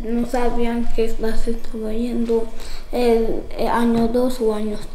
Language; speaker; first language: Spanish; early bilingual, heritage; Spanish